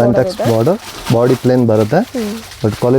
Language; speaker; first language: Kannada; non-native, local second language; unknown